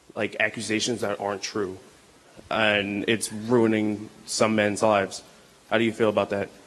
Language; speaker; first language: English; native; English